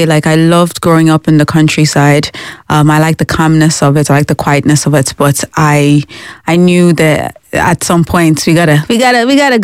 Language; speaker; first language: English; native; English